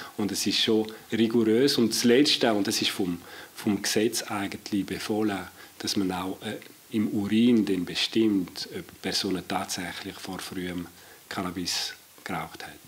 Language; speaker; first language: German; non-native, local second language; French